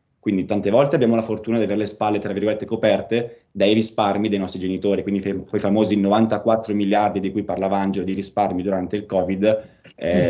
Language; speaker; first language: Italian; native; Italian